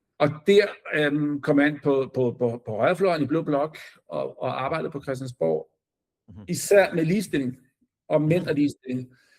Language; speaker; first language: Danish; native; Danish